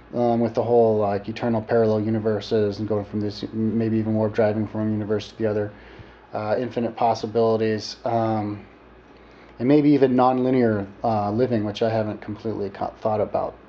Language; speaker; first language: English; native; English